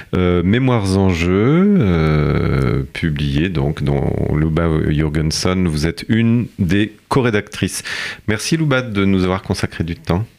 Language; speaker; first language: French; native; French